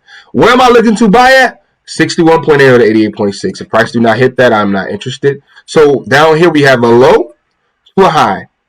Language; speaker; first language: English; native; English